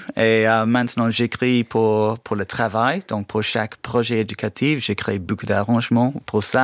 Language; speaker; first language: French; non-native, fluent; English